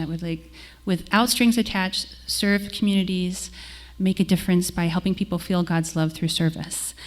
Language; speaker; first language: English; native; English